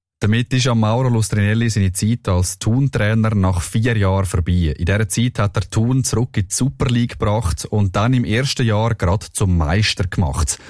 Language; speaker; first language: German; native; German